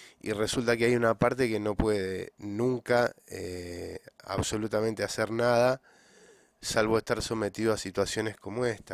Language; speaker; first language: Spanish; native; Spanish